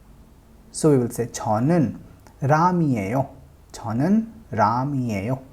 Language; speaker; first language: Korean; non-native, fluent; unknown